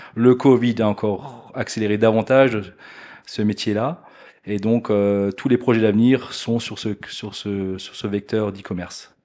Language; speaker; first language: French; native; French